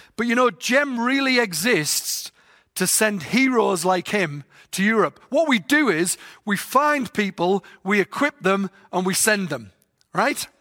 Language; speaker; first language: English; native; English